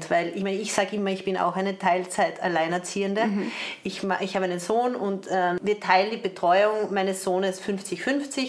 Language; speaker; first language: German; native; German